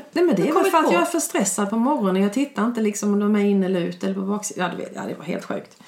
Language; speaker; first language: Swedish; native; Swedish